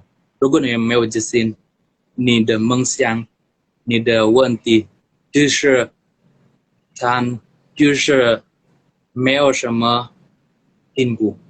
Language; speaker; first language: Chinese; non-native, learner; Indonesian